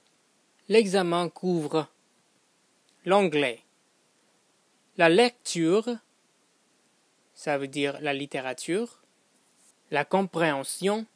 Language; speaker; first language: French; non-native, fluent; English